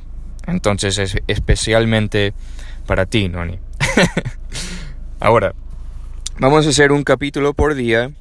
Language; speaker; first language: Spanish; non-native, learner; English